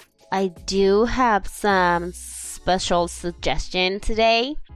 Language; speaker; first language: English; non-native, fluent; Japanese